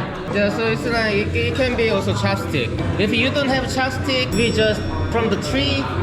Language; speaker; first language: English; non-native, learner; Korean